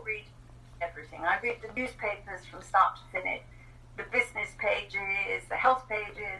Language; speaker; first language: English; native; English